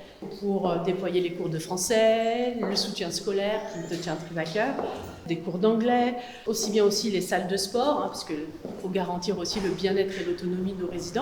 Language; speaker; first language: French; native; French